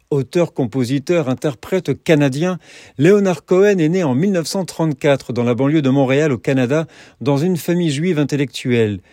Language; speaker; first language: French; native; French